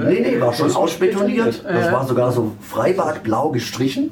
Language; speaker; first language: German; native; German